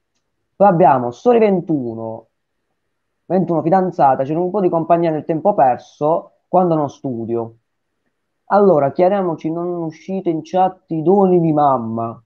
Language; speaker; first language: Italian; native; Italian